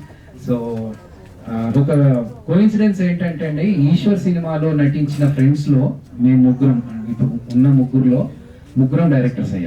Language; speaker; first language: Telugu; native; Telugu